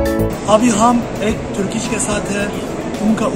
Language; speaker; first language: Hindi; non-native, learner; Turkish